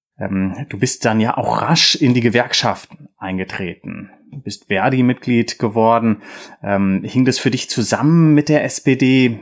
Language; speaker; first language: German; native; German